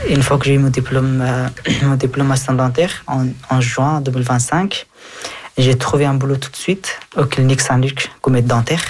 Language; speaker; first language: French; non-native, fluent; Persian